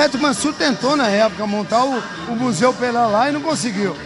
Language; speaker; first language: Portuguese; native; Portuguese